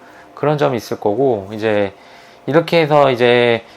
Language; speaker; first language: Korean; native; Korean